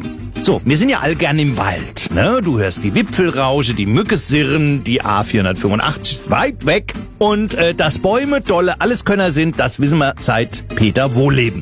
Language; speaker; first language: German; native; German